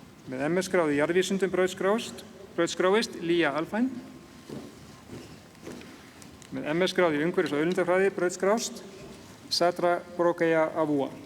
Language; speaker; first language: Icelandic; native; Icelandic